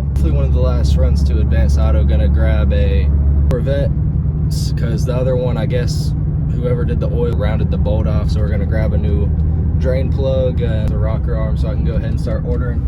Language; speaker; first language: English; native; English